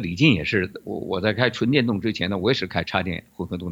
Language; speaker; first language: Chinese; native; Chinese